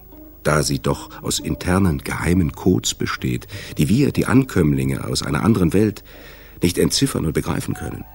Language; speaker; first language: German; native; German